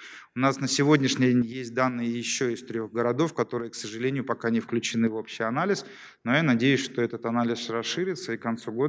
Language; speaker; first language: Russian; native; Russian